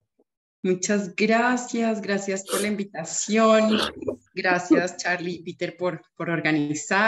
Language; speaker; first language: Spanish; native; Spanish